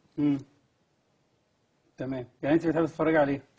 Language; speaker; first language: Egyptian Arabic; native; Egyptian Arabic